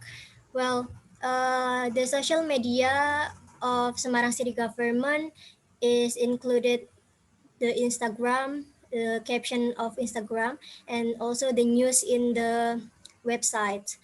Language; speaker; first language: English; non-native, fluent; Indonesian